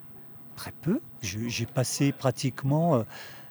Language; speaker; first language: French; early bilingual, other home language; Kabyle